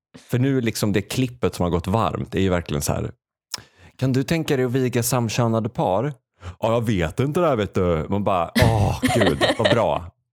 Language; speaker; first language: Swedish; native; Swedish